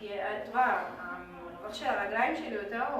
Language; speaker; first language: Hebrew; native; Hebrew